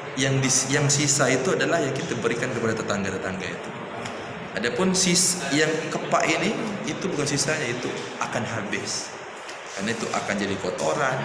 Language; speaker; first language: Indonesian; native; Indonesian